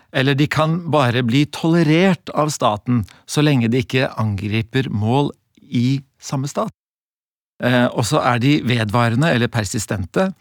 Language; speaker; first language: Norwegian; native; Norwegian